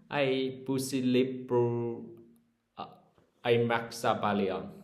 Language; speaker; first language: Finnish; non-native, learner; Vietnamese